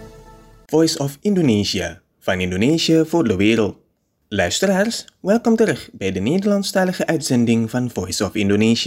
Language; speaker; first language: Dutch; non-native, fluent; Indonesian